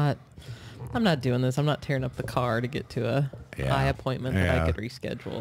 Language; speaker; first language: English; native; English